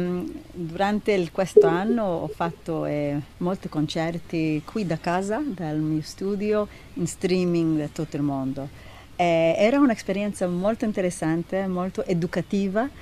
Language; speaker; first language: Italian; non-native, learner; Hebrew